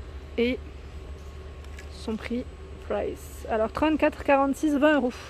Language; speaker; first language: French; native; French